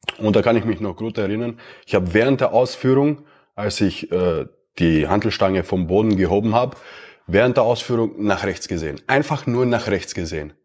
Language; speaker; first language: German; early bilingual, other home language; Romanian